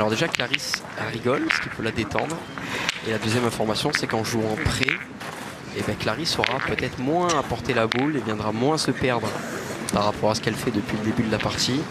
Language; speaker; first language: French; native; French